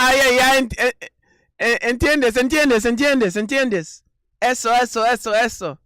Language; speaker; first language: Spanish; non-native, learner; English